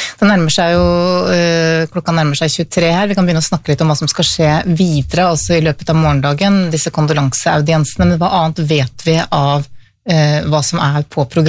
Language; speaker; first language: Norwegian; native; Norwegian